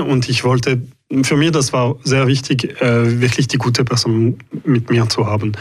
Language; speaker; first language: German; non-native, local second language; French